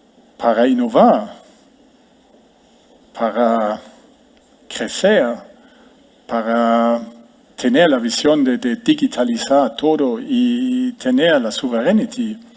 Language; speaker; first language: Spanish; non-native, fluent; German